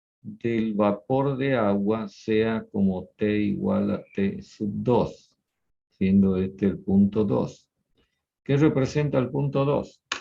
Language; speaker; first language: Spanish; native; Spanish